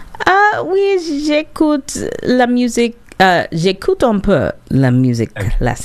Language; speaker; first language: French; non-native, learner; English